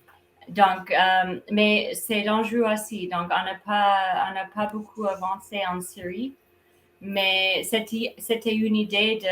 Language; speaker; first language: French; non-native, fluent; English